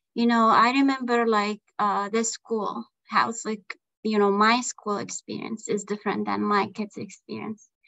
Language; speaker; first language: English; non-native, fluent; Arabic